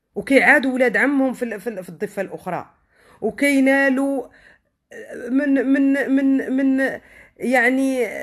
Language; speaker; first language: Arabic; native; Arabic